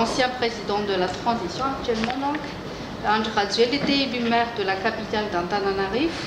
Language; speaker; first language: French; non-native, local second language; Malagasy